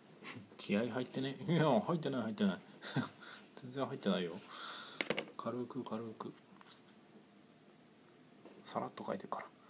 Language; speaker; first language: Japanese; native; Japanese